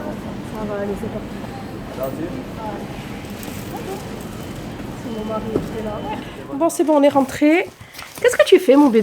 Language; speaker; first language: French; native; French